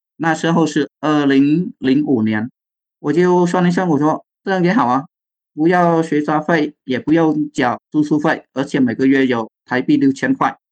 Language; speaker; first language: Chinese; non-native, fluent; Vietnamese